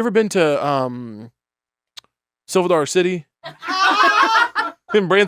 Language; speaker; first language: English; native; English